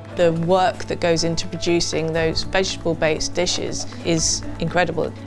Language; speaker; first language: English; native; English